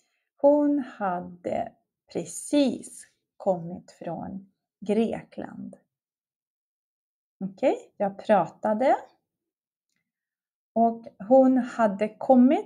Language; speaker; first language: Swedish; non-native, fluent; Russian